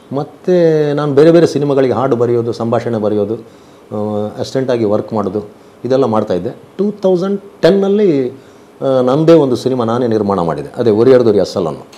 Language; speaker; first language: Kannada; non-native, local second language; Tulu